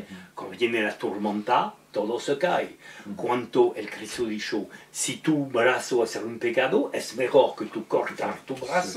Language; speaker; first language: Spanish; non-native, learner; French